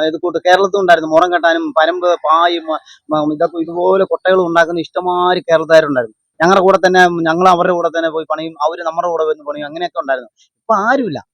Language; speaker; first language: Malayalam; non-native, local second language; Tamil